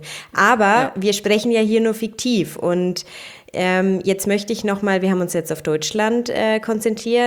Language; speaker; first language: German; native; German